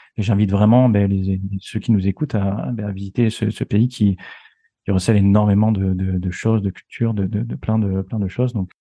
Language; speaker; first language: French; native; French